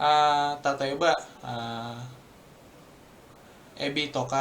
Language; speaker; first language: Japanese; non-native, learner; Indonesian